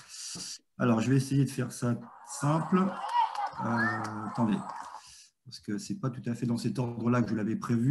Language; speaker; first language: French; native; French